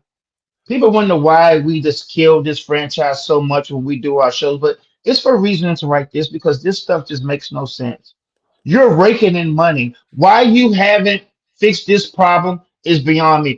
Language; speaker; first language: English; native; English